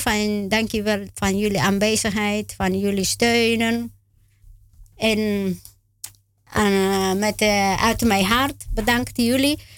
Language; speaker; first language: Dutch; non-native, learner; Spanish